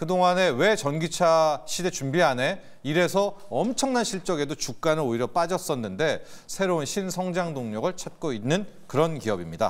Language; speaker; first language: Korean; native; Korean